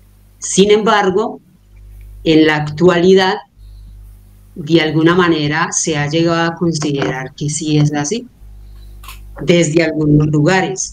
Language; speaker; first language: Spanish; native; Spanish